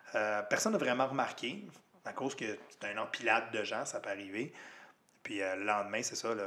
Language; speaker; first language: French; native; French